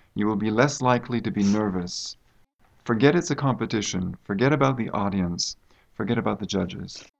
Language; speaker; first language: English; native; English